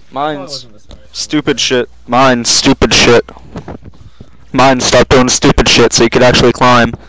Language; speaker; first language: English; native; English